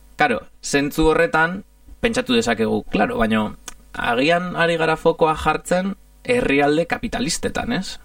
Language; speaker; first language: Basque; non-native, fluent; Italian